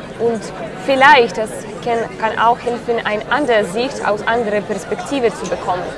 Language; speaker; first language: German; non-native, learner; Ukrainian